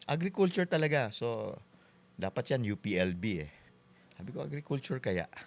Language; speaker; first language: Filipino; native; Filipino